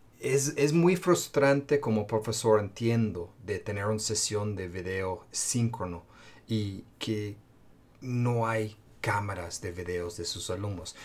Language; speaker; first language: Spanish; non-native, fluent; English